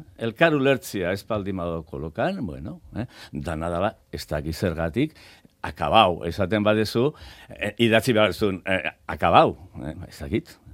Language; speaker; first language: Basque; native; Basque